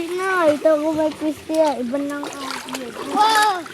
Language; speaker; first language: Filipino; non-native, local second language; Hiligaynon